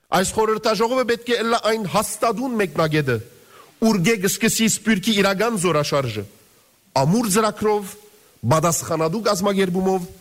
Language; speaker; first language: Armenian; early bilingual, heritage; Armenian